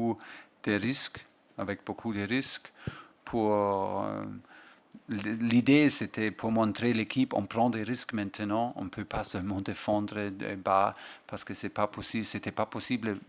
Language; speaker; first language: French; non-native, fluent; German